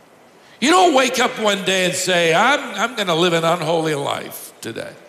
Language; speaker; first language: English; native; English